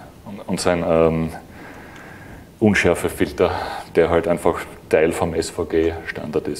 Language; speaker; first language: German; native; German